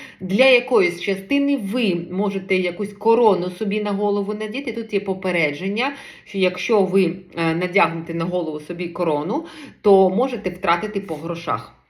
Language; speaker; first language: Ukrainian; non-native, local second language; Russian